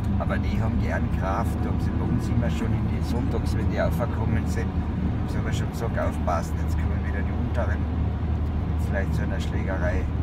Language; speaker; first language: German; native; German